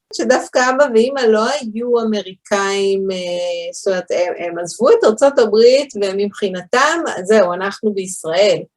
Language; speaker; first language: Hebrew; early bilingual, other home language; English